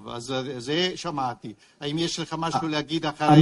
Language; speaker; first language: Hebrew; non-native, fluent; Italian